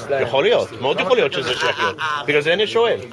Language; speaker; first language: Hebrew; non-native, fluent; English